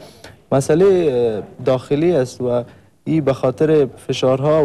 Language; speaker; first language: Persian; native; Persian